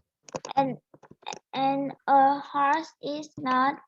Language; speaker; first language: English; non-native, learner; Vietnamese